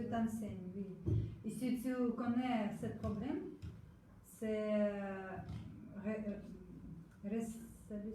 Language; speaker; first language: French; non-native, learner; Russian